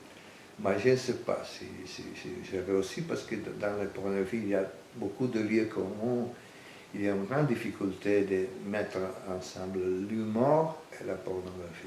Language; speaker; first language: French; non-native, fluent; Italian